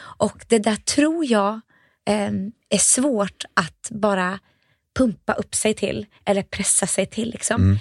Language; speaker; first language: Swedish; early bilingual, other home language; Finnish